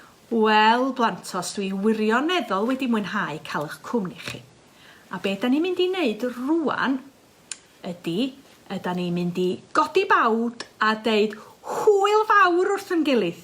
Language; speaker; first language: Welsh; native; Welsh